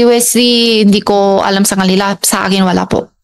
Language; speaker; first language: Filipino; non-native, learner; Chinese